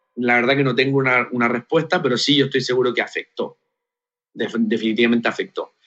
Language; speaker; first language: Spanish; native; Spanish